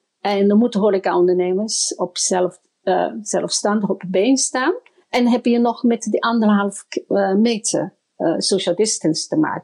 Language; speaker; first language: Dutch; non-native, fluent; Chinese